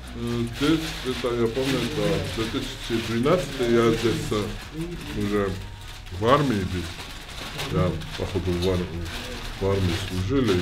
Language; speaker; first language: Russian; non-native, fluent; Georgian